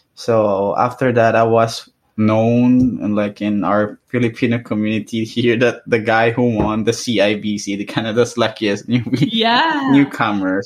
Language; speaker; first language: English; non-native, local second language; Hiligaynon